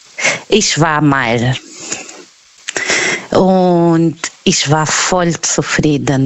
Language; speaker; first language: German; non-native, fluent; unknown